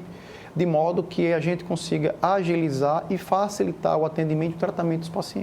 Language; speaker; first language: Portuguese; native; Portuguese